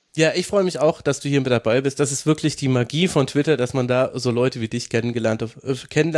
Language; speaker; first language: German; native; German